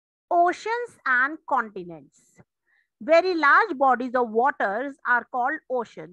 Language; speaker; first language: English; non-native, local second language; Hindi